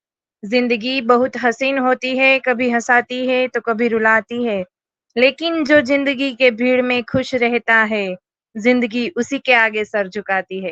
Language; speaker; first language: Hindi; native; Hindi